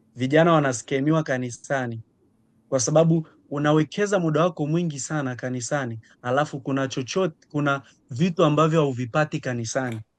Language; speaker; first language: Swahili; native; Swahili